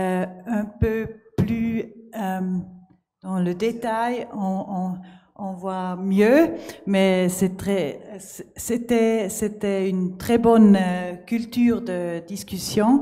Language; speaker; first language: French; non-native, learner; German